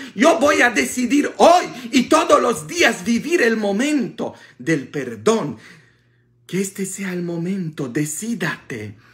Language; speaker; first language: Spanish; non-native, fluent; Polish